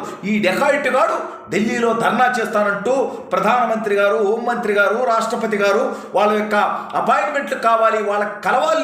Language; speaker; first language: Telugu; native; Telugu